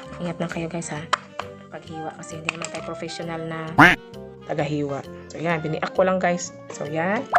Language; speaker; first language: Filipino; non-native, local second language; Cebuano